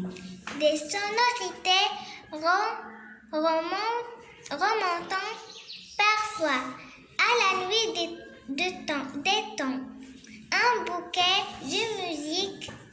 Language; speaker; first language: French; non-native, learner; Arabic